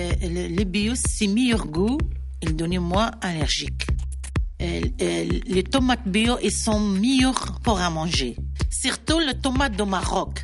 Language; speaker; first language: French; non-native, learner; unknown